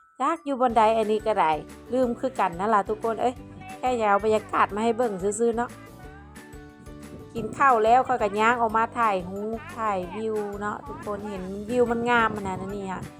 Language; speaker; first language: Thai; non-native, local second language; Lao